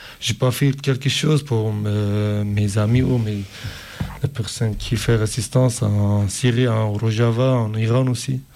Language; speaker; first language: French; non-native, learner; Kurdish